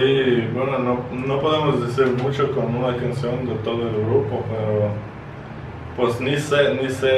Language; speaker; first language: Spanish; non-native, fluent; Russian